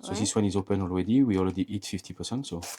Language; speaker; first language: English; non-native, learner; French